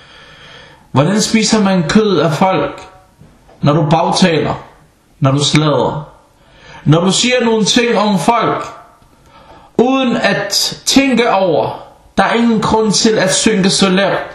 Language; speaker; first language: Danish; non-native, fluent; Arabic